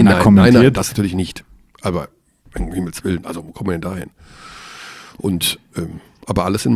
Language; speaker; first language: German; native; German